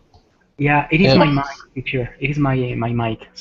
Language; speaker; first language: English; non-native, fluent; Spanish